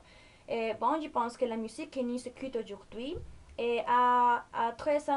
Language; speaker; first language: French; non-native, learner; Spanish